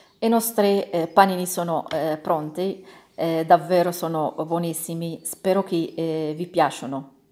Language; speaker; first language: Italian; non-native, learner; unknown